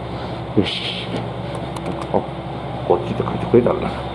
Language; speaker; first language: Japanese; native; Japanese